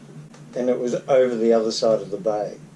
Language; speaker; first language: English; native; English